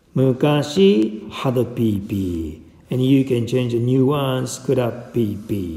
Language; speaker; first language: English; non-native, fluent; Japanese